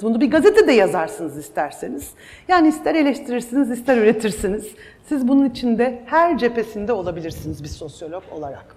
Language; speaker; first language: Turkish; native; Turkish